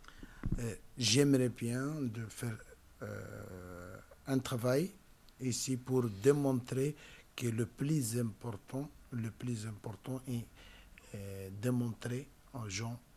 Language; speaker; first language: French; non-native, learner; Spanish